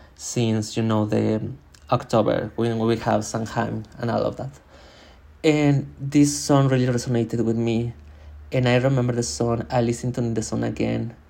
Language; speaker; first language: English; non-native, fluent; Spanish